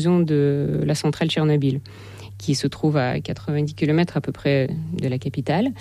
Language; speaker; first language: French; non-native, fluent; Russian